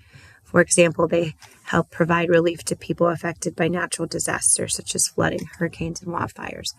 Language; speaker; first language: English; native; English